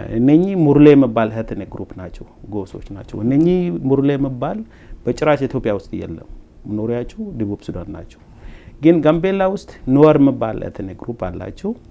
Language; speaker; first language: Amharic; non-native, local second language; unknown